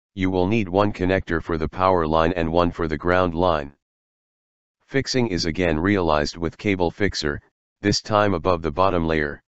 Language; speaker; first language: English; non-native, fluent; German